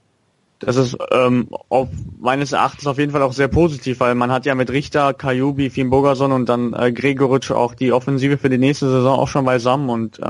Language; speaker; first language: German; native; German